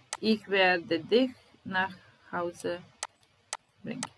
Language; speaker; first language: German; non-native, fluent; Serbian